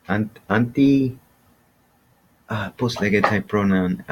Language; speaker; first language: Greek; non-native, learner; English